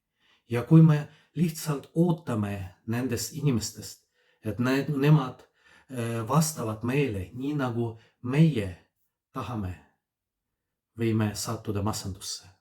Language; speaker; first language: Estonian; non-native, fluent; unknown